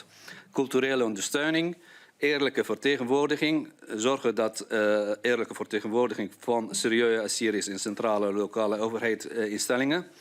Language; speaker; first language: Dutch; non-native, fluent; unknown